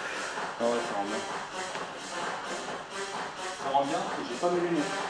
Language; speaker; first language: French; native; French